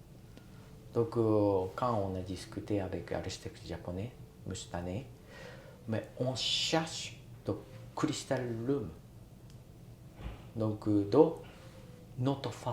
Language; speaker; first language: French; non-native, learner; Japanese